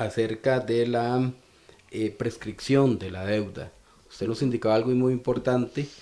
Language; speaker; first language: Spanish; native; Spanish